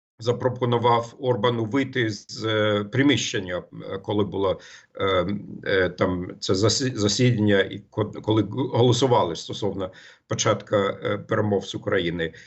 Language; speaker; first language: Ukrainian; non-native, fluent; German